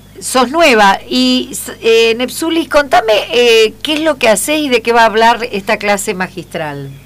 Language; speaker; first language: Spanish; native; Spanish